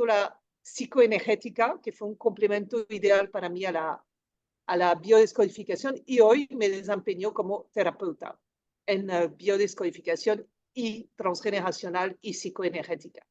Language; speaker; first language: Spanish; non-native, fluent; French